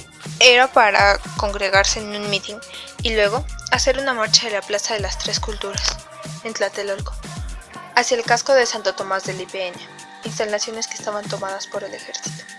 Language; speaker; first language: Spanish; native; Spanish